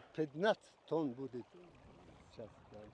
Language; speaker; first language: Russian; non-native, local second language; Tajik